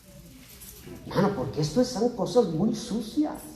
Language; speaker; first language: Spanish; native; Spanish